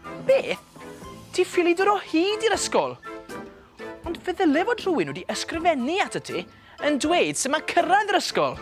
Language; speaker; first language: Welsh; native; Welsh